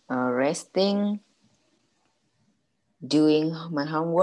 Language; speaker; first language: English; non-native, learner; Vietnamese